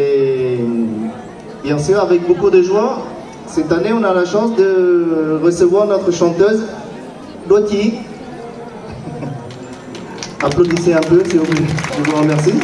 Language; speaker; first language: French; early bilingual, other home language; Hmong